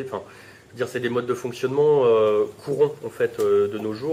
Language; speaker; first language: French; native; French